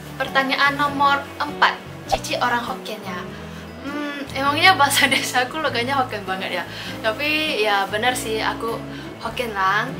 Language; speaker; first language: Indonesian; non-native, local second language; Min Nan Chinese